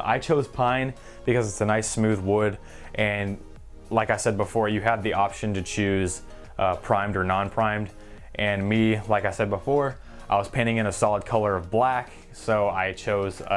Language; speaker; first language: English; native; English